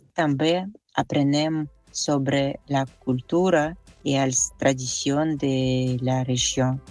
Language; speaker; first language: Catalan; non-native, learner; Russian